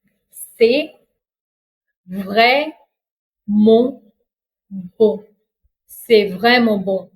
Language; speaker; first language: French; non-native, fluent; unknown